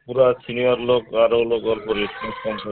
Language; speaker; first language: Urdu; non-native, local second language; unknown